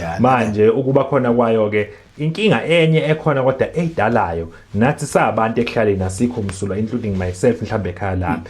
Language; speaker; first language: Zulu; native; Zulu